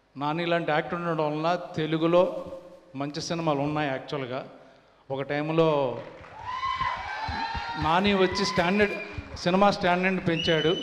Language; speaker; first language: Telugu; native; Telugu